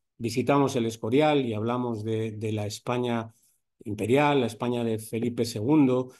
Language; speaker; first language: Spanish; native; Spanish